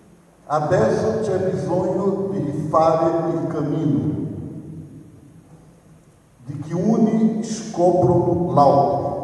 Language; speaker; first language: Italian; non-native, fluent; Portuguese